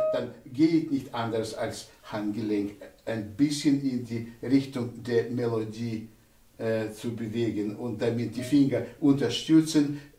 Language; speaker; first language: German; non-native, fluent; Russian